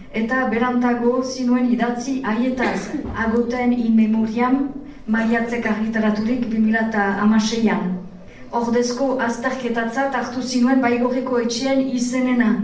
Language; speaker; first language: Basque; native; Basque